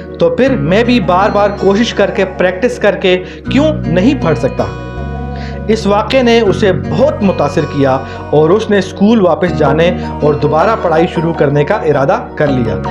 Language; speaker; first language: Urdu; native; Urdu